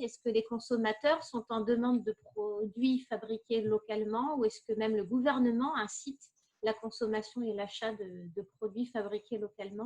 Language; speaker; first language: French; native; French